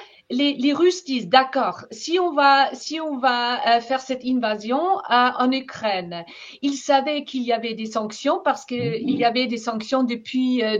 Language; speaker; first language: French; non-native, fluent; German